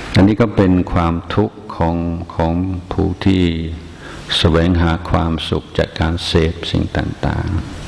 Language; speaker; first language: Thai; non-native, fluent; English